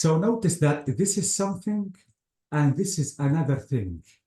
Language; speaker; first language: English; non-native, fluent; Arabic